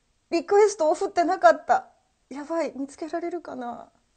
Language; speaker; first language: Japanese; early bilingual, heritage; Japanese